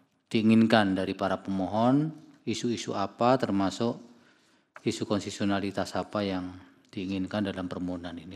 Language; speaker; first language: Indonesian; native; Indonesian